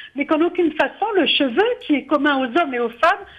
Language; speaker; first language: French; native; French